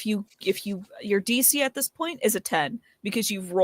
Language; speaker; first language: English; native; English